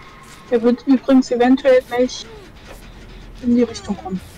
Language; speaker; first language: German; native; German